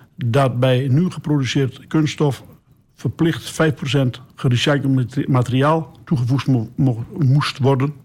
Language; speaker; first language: Dutch; native; Dutch